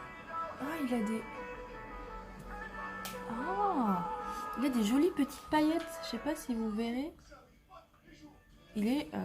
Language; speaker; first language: French; native; French